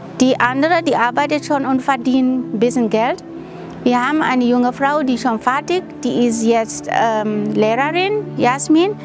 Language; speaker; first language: German; non-native, fluent; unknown